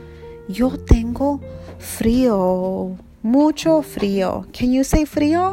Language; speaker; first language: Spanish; early bilingual, heritage; Spanish